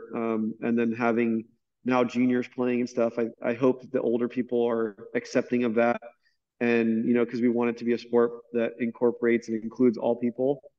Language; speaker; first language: English; native; English